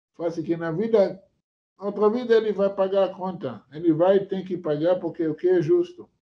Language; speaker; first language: Portuguese; non-native, fluent; Hebrew